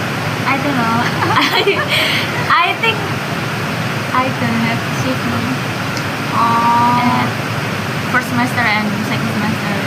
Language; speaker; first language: English; non-native, learner; Indonesian